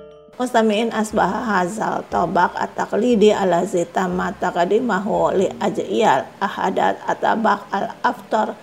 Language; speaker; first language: Arabic; non-native, fluent; Indonesian